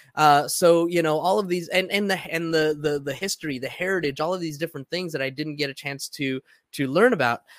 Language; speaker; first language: English; early bilingual, other home language; Spanish